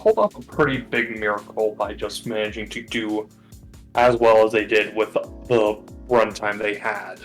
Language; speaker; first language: English; native; English